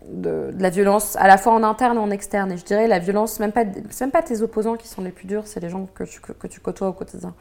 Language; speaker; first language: French; native; French